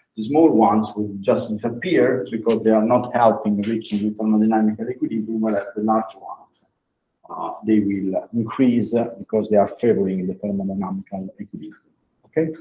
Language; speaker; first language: English; non-native, fluent; Italian